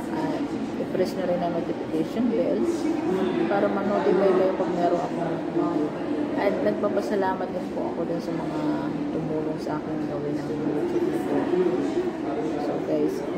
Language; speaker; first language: Filipino; non-native, local second language; Waray